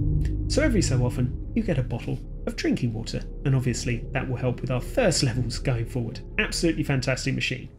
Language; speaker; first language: English; native; English